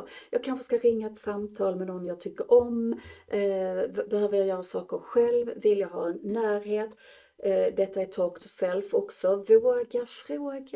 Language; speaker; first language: Swedish; native; Swedish